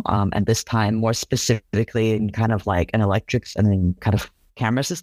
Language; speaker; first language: English; non-native, local second language; Cantonese